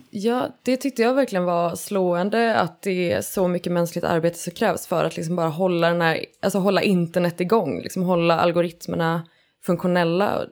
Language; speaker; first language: Swedish; native; Swedish